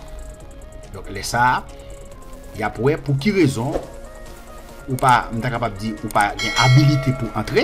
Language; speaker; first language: Portuguese; non-native, learner; Haitian Creole